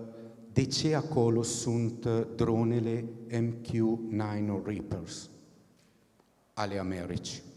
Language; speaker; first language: Romanian; non-native, fluent; Italian